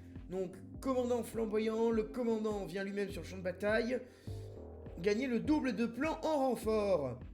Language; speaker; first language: French; native; French